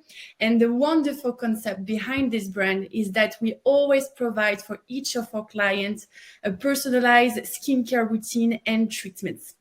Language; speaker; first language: English; non-native, fluent; French